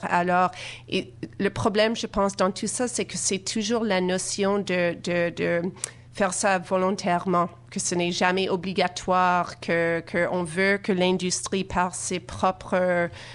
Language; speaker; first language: French; native; French